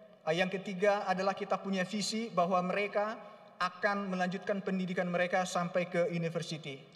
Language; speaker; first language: Indonesian; non-native, local second language; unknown